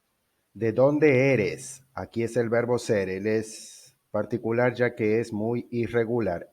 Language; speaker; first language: Spanish; non-native, fluent; Portuguese